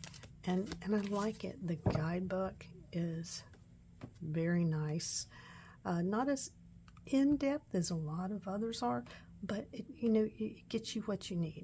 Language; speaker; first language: English; native; English